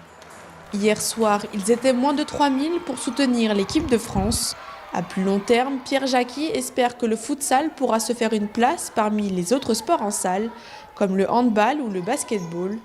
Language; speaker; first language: French; native; French